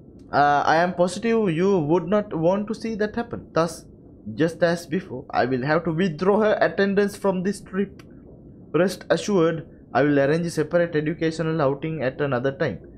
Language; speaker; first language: English; non-native, local second language; Sinhala